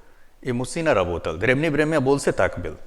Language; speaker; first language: Russian; non-native, learner; Hindi